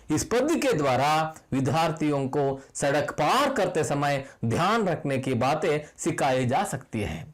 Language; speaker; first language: Hindi; non-native, local second language; Kannada